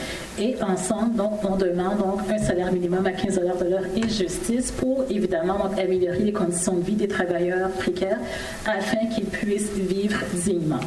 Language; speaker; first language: French; native; French